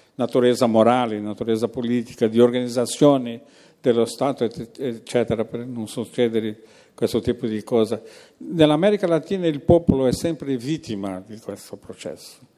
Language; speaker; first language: Italian; non-native, fluent; Portuguese